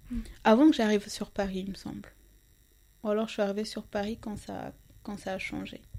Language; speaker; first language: French; non-native, local second language; Ngazidja Comorian